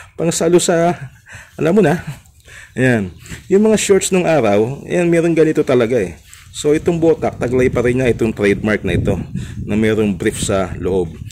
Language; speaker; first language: Filipino; native; Filipino